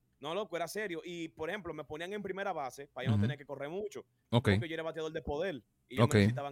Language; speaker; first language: Spanish; native; Spanish